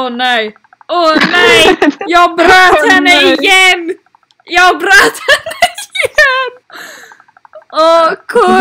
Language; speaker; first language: Swedish; native; Swedish